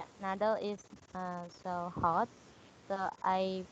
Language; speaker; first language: English; non-native, learner; Indonesian